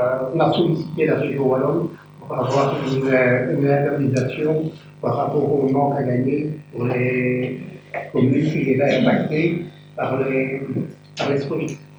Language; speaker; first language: French; native; French